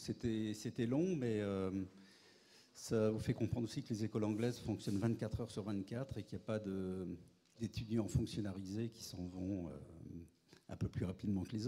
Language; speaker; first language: French; native; French